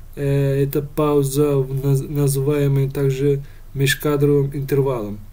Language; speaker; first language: Russian; non-native, local second language; Uzbek